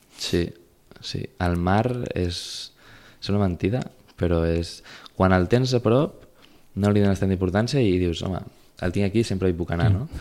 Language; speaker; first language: Catalan; native; Catalan